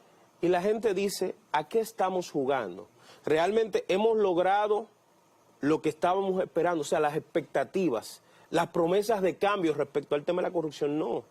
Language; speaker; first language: Spanish; native; Spanish